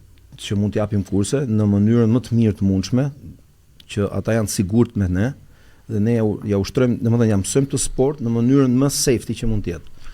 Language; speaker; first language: Albanian; native; Albanian